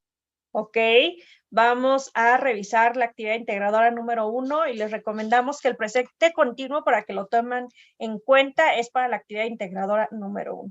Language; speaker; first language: Spanish; native; Spanish